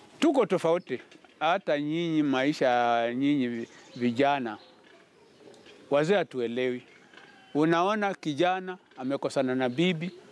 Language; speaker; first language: Swahili; non-native, local second language; Luyia